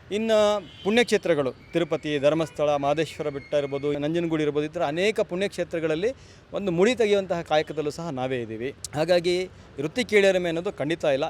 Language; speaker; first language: Kannada; native; Kannada